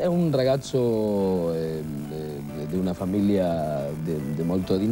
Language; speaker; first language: Italian; non-native, learner; Spanish